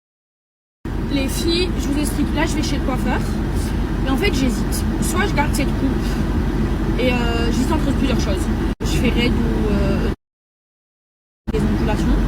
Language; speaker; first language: French; native; French